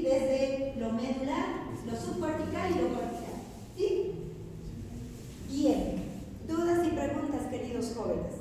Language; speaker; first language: Spanish; native; Spanish